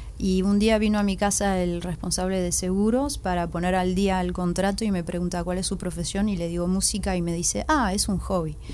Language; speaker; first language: Spanish; early bilingual, heritage; Spanish